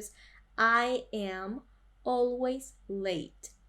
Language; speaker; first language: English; non-native, fluent; Spanish